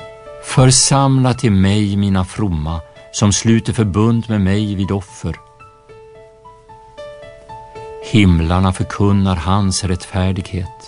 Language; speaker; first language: Swedish; native; Swedish